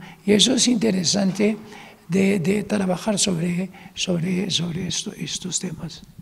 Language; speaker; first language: Spanish; non-native, fluent; Arabic